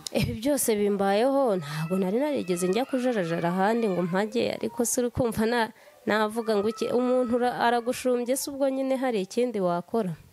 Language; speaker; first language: Kinyarwanda; native; Kinyarwanda